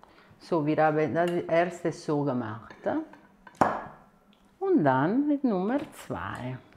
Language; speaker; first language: German; non-native, fluent; Italian